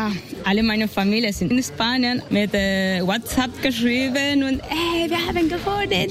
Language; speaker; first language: German; non-native, learner; Spanish